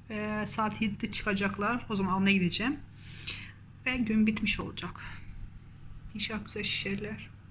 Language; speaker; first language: Turkish; early bilingual, heritage; Turkish